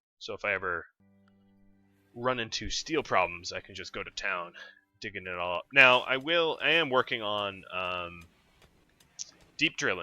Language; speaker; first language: English; native; English